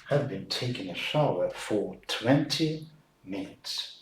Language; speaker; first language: English; non-native, fluent; Ukrainian